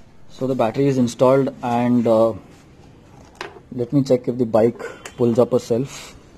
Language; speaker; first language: English; non-native, local second language; Gujarati